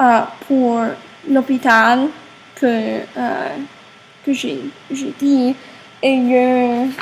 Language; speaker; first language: French; non-native, learner; English